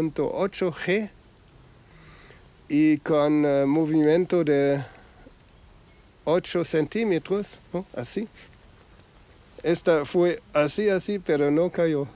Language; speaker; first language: Spanish; non-native, fluent; German